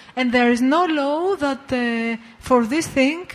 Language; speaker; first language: English; non-native, learner; Greek